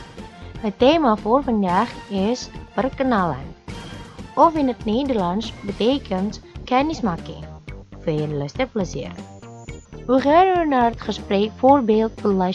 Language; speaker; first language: Dutch; non-native, learner; Indonesian